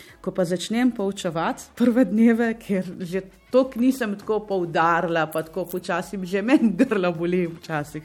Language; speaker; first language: Slovenian; non-native, fluent; Arabic